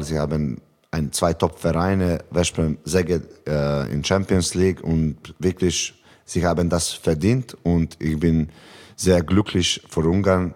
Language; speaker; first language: German; non-native, fluent; Serbian